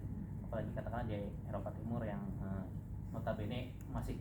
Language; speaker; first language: Indonesian; native; Indonesian